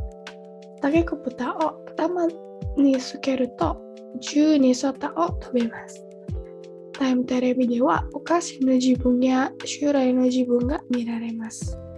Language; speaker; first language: Japanese; non-native, learner; Indonesian